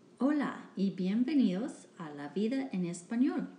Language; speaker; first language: Spanish; non-native, learner; English